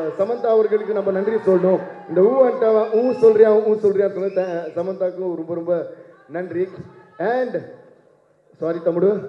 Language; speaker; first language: Tamil; non-native, local second language; Telugu